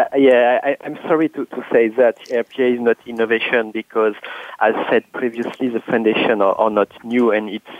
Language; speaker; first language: English; non-native, fluent; French